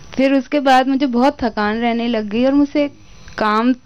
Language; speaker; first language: Hindi; native; Hindi